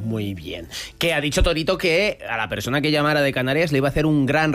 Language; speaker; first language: Spanish; native; Spanish